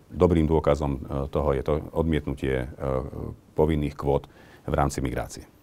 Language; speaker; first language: Slovak; non-native, local second language; Hungarian